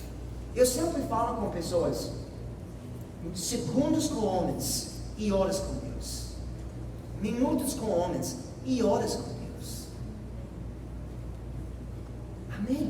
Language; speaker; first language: Portuguese; non-native, fluent; English